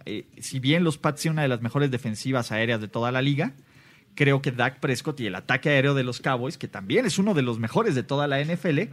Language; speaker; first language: Spanish; native; Spanish